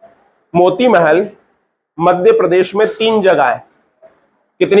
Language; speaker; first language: Hindi; native; Hindi